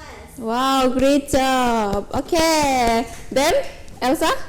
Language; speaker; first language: English; non-native, learner; Indonesian